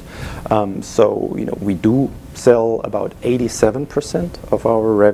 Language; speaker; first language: English; non-native, fluent; German